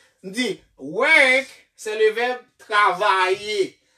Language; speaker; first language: French; native; French